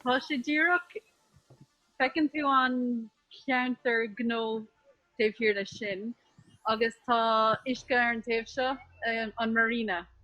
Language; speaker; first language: Irish; non-native, local second language; English